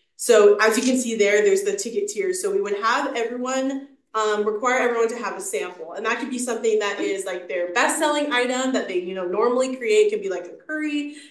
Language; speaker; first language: English; native; English